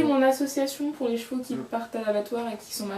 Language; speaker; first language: French; native; French